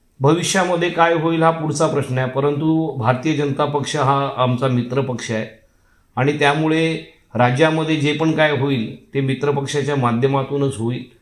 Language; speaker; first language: Marathi; native; Marathi